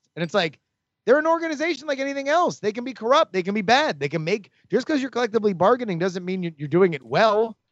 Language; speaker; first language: English; native; English